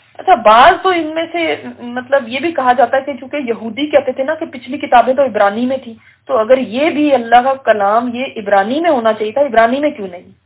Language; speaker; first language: Urdu; native; Urdu